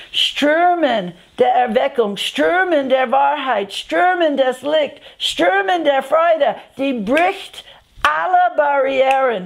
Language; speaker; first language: German; non-native, fluent; English